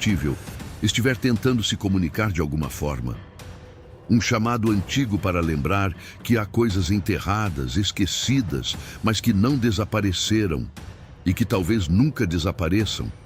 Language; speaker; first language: Portuguese; native; Portuguese